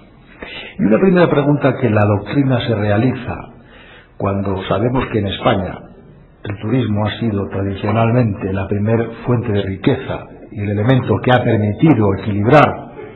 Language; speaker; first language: Spanish; native; Spanish